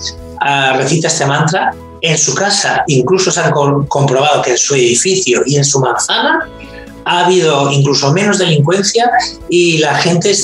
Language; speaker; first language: Spanish; native; Spanish